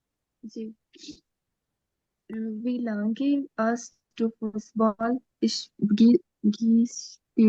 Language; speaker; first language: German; non-native, learner; Urdu